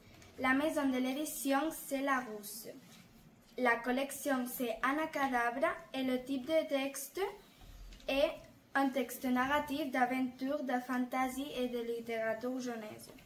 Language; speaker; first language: French; non-native, learner; Catalan